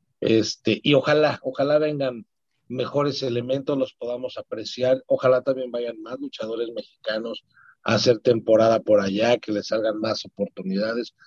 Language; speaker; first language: Spanish; native; Spanish